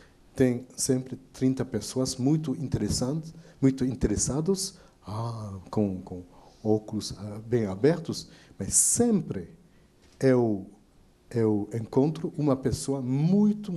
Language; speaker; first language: Portuguese; non-native, fluent; French